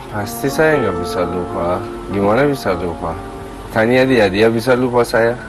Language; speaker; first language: Indonesian; non-native, learner; Persian